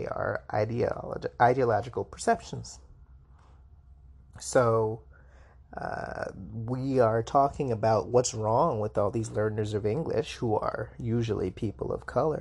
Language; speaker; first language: English; native; English